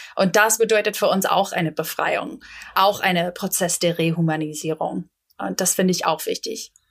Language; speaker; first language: German; non-native, fluent; English